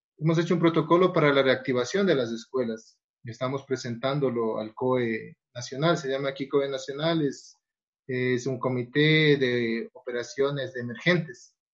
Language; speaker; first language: Spanish; native; Spanish